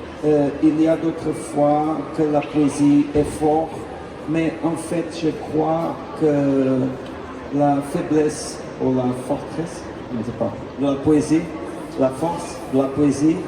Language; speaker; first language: French; non-native, fluent; Portuguese